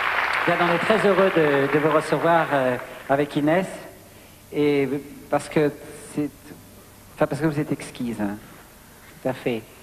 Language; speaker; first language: French; native; French